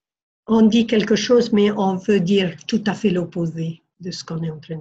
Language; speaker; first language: French; non-native, fluent; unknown